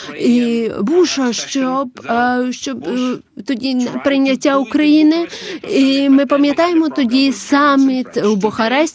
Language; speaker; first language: Ukrainian; non-native, learner; Lithuanian